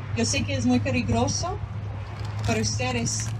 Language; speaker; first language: Spanish; non-native, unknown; English